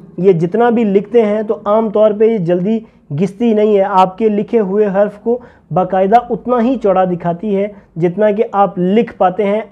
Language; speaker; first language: Urdu; non-native, local second language; Punjabi